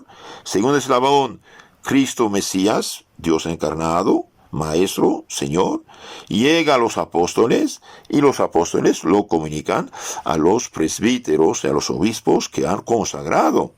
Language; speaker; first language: Spanish; non-native, fluent; French